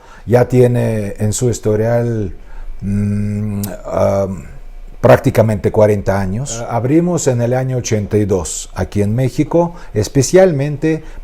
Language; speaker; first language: Spanish; non-native, fluent; Russian